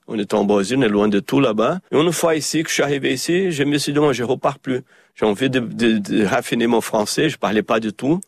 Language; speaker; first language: French; early bilingual, heritage; Portuguese